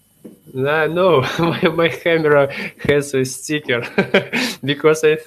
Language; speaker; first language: English; non-native, learner; Russian